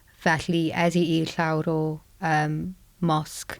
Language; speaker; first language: Welsh; non-native, local second language; English